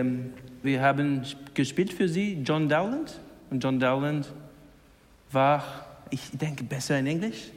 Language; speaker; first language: German; non-native, learner; English